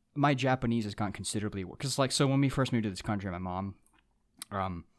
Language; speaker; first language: English; early bilingual, other home language; Japanese